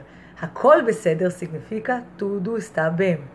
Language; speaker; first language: Portuguese; non-native, fluent; Hebrew